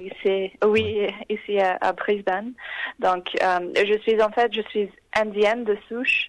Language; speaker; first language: French; non-native, fluent; English